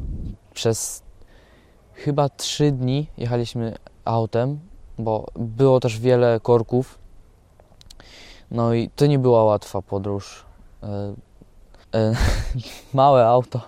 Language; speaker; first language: Polish; non-native, fluent; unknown